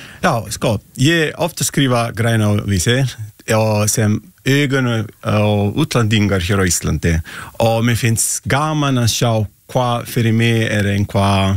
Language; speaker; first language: Icelandic; non-native, learner; Italian